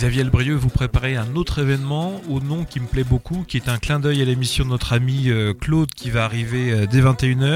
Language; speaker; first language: French; native; French